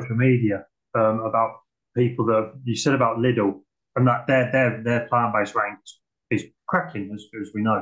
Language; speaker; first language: English; native; English